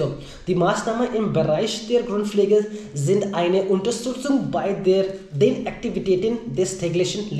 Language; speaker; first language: German; non-native, learner; Hindi